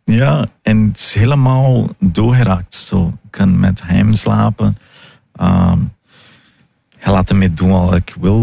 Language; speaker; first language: Dutch; non-native, learner; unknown